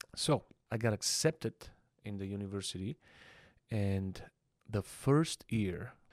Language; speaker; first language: English; non-native, fluent; Bulgarian